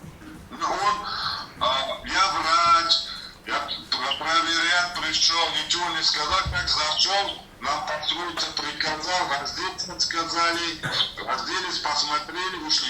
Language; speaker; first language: Russian; non-native, learner; Uzbek